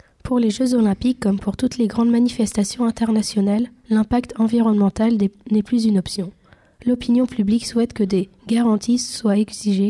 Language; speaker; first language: French; native; French